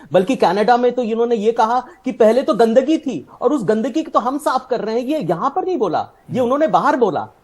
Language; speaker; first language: Hindi; native; Hindi